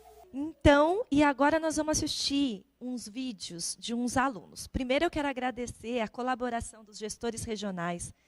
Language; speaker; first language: Portuguese; native; Portuguese